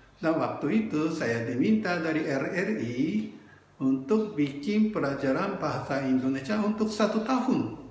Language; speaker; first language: Indonesian; non-native, fluent; Japanese